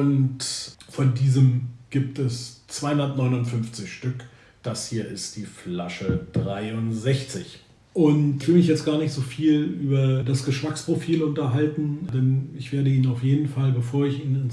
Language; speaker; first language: German; native; German